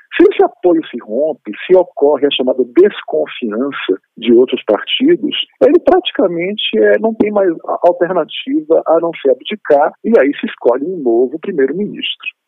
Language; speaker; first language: Portuguese; native; Portuguese